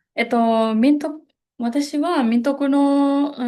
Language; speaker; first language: Japanese; non-native, fluent; Indonesian